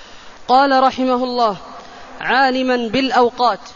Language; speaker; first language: Arabic; native; Arabic